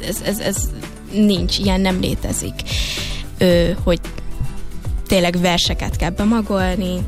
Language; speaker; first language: Hungarian; early bilingual, heritage; Hungarian